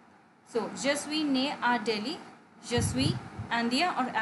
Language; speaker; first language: French; non-native, fluent; Hindi